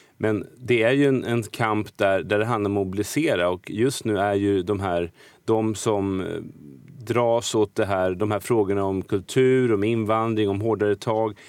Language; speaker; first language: Swedish; native; Swedish